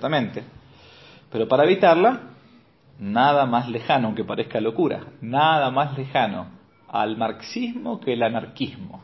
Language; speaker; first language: Spanish; native; Spanish